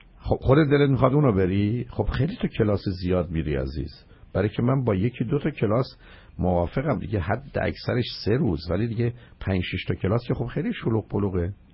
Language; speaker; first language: Persian; native; Persian